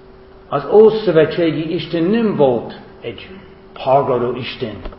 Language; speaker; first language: Hungarian; non-native, fluent; English